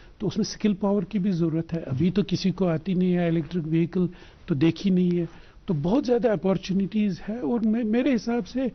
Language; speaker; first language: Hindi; non-native, local second language; Kashmiri